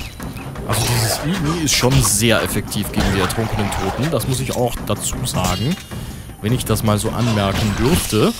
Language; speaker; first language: German; native; German